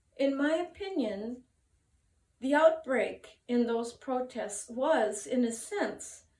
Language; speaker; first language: English; native; English